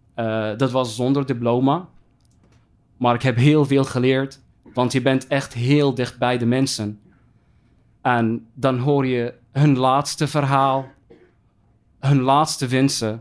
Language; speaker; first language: Dutch; non-native, fluent; Arabic